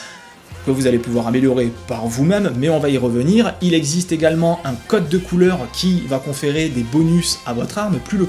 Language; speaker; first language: French; native; French